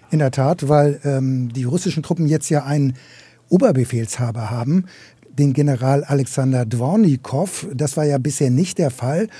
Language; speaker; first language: German; native; German